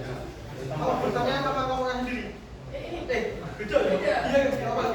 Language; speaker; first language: Indonesian; native; Indonesian